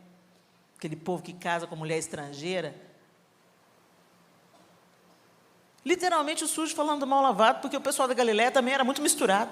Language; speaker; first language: Portuguese; native; Portuguese